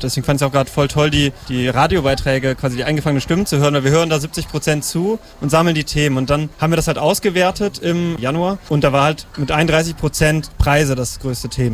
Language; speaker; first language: German; native; German